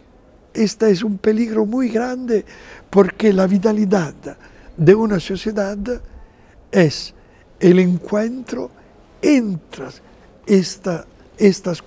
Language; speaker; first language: Spanish; non-native, fluent; Italian